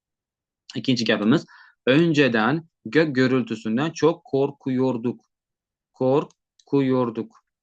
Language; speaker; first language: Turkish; non-native, fluent; Uzbek